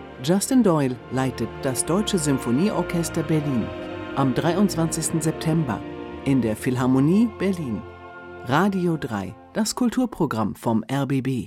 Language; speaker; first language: German; native; German